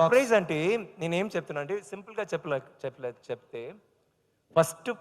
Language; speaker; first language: Telugu; non-native, learner; Tamil